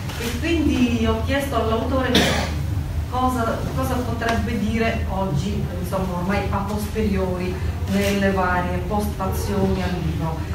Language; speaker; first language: Italian; non-native, fluent; Russian